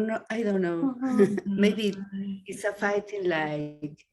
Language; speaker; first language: English; non-native, learner; Spanish